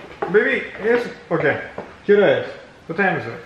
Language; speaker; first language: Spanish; early bilingual, heritage; English